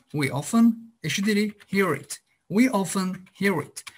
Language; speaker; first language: English; non-native, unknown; Azerbaijani